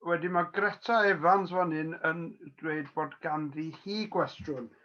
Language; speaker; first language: Welsh; native; Welsh